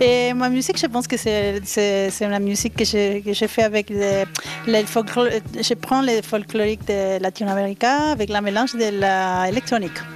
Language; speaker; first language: French; non-native, fluent; Spanish